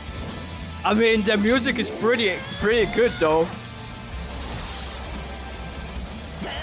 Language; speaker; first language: English; native; English